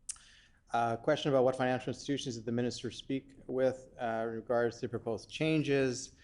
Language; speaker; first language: English; native; English